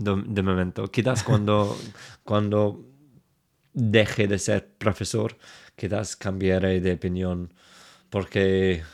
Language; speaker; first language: Spanish; non-native, fluent; English